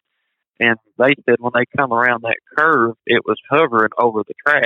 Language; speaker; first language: English; native; English